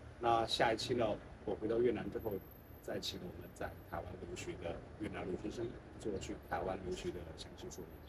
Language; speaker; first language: Chinese; native; Chinese